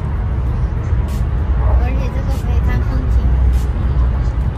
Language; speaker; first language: Chinese; non-native, fluent; Vietnamese